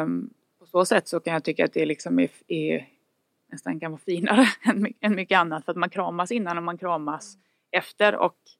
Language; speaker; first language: Swedish; native; Swedish